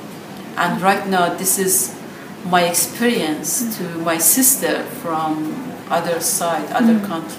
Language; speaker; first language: English; non-native, fluent; Persian